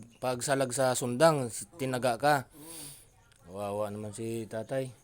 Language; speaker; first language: Filipino; non-native, local second language; Cebuano